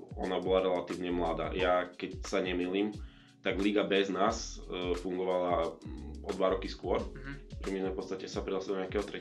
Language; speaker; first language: Slovak; native; Slovak